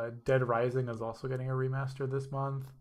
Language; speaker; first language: English; native; English